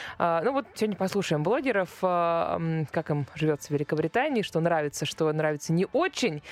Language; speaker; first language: Russian; native; Russian